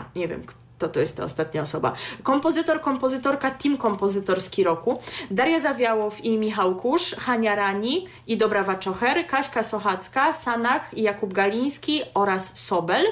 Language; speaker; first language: Polish; native; Polish